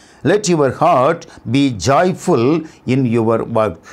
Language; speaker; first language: English; non-native, local second language; Tamil